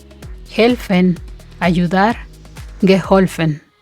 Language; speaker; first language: German; non-native, fluent; Spanish